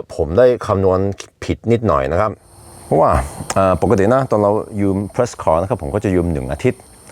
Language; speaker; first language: Thai; non-native, fluent; Norwegian